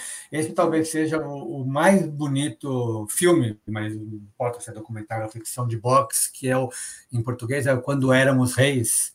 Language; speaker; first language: Portuguese; native; Portuguese